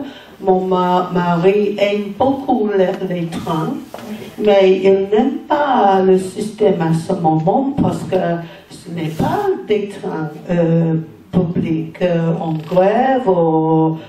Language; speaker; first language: French; non-native, learner; English